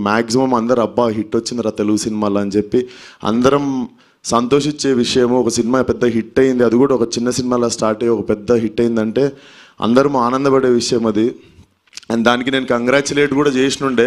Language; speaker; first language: Telugu; native; Telugu